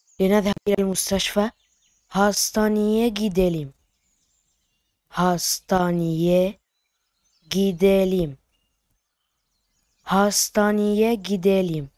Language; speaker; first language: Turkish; non-native, fluent; Arabic